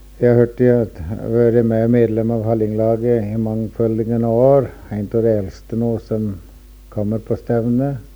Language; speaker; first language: Norwegian; early bilingual, heritage; Norwegian